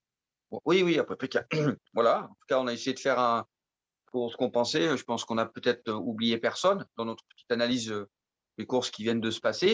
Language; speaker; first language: French; native; French